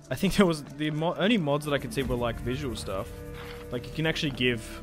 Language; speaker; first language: English; native; English